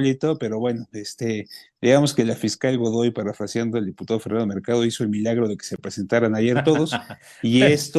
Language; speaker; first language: Spanish; native; Spanish